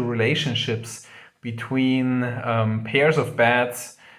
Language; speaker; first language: English; non-native, fluent; German